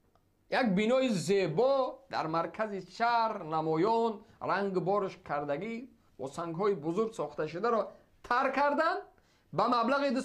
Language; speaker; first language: Persian; native; Persian